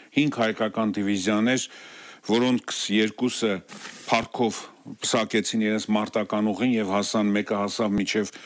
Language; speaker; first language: Armenian; native; Armenian